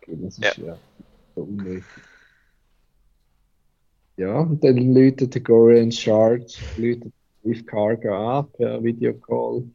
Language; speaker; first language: German; native; German